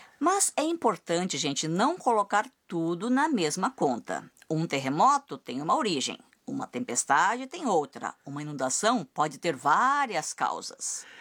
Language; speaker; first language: Portuguese; native; Portuguese